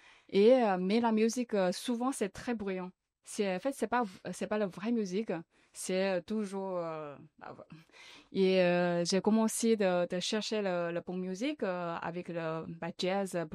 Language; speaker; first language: French; non-native, learner; Chinese